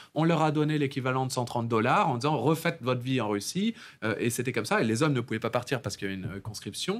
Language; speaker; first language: French; native; French